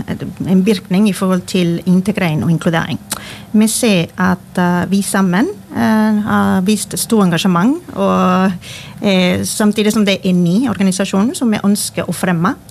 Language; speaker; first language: Norwegian; non-native, fluent; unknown